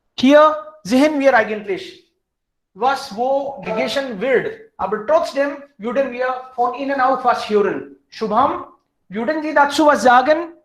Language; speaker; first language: German; non-native, fluent; Hindi